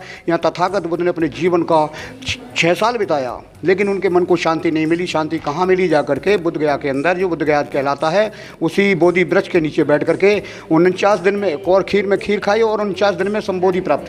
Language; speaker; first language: Hindi; native; Hindi